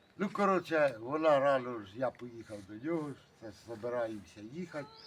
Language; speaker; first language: Ukrainian; native; Ukrainian